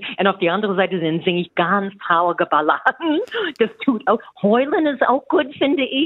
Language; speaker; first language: German; non-native, fluent; English